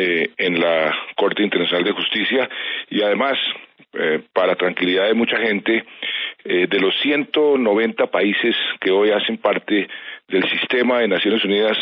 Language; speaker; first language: Spanish; native; Spanish